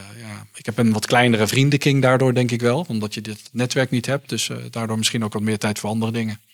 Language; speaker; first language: Dutch; early bilingual, heritage; Dutch